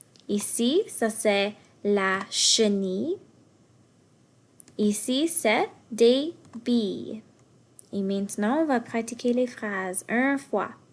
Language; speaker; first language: French; non-native, fluent; English